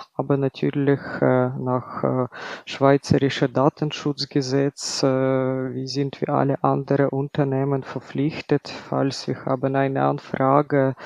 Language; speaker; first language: German; non-native, fluent; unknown